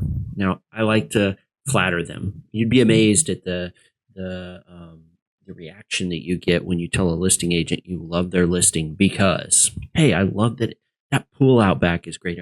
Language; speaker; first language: English; native; English